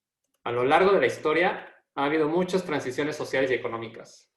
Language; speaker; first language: Spanish; native; Spanish